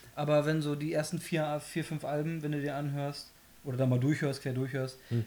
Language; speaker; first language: German; early bilingual, other home language; Polish